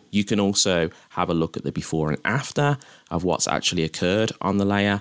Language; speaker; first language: English; native; English